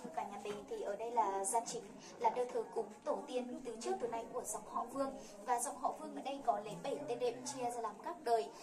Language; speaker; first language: Vietnamese; non-native, local second language; Hmong